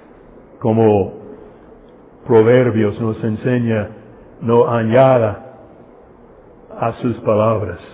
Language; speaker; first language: Spanish; non-native, fluent; English